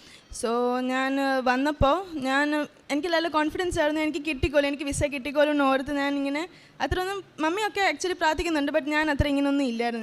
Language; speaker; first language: Malayalam; early bilingual, heritage; Malayalam